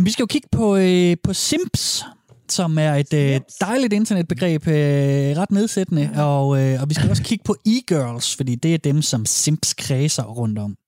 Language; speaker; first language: Danish; native; Danish